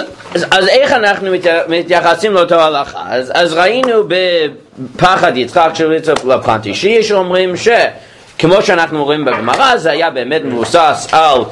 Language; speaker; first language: Hebrew; non-native, fluent; English